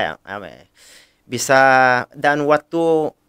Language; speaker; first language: Indonesian; non-native, fluent; Italian